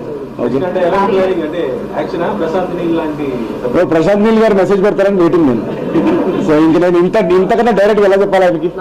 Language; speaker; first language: Telugu; native; Telugu